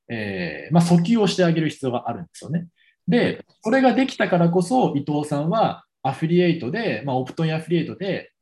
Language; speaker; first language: Japanese; native; Japanese